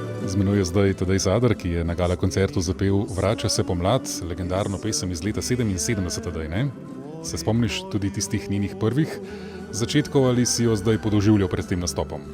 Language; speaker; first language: Slovenian; native; Slovenian